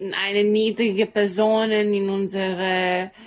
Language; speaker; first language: German; non-native, learner; Serbian